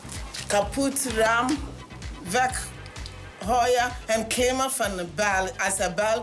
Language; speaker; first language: Dutch; non-native, learner; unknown